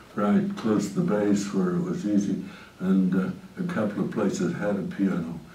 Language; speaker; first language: English; native; English